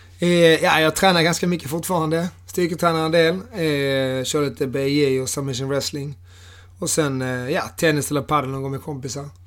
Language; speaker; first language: Swedish; native; Swedish